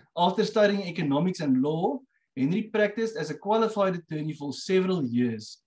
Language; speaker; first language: English; non-native, local second language; Afrikaans